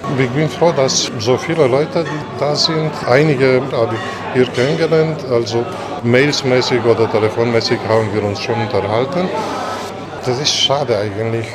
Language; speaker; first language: German; non-native, fluent; Romanian